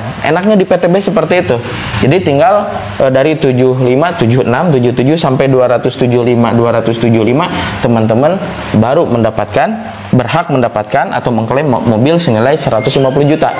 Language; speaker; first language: Indonesian; non-native, local second language; Sundanese